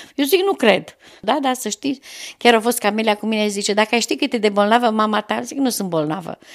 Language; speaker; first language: Romanian; native; Romanian